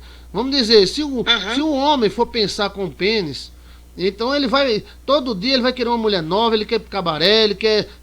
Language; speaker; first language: Portuguese; native; Portuguese